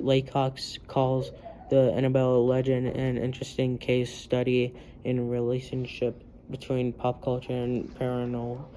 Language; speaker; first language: English; native; English